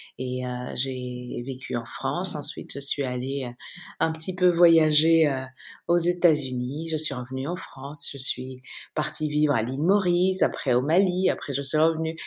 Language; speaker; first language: French; non-native, local second language; Bambara